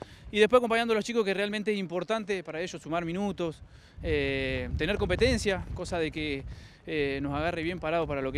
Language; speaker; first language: Spanish; native; Spanish